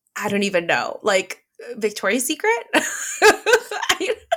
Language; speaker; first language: English; early bilingual, other home language; Filipino